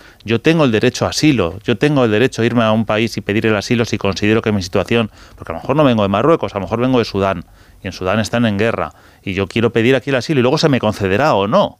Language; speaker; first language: Spanish; native; Spanish